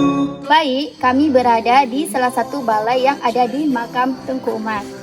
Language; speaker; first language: Indonesian; native; Indonesian